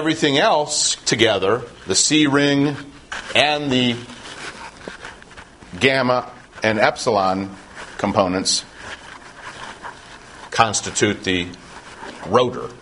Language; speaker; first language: English; native; English